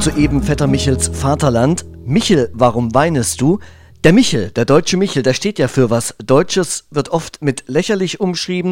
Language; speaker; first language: German; native; German